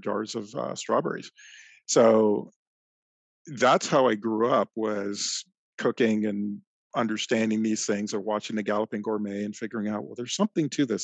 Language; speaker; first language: English; native; English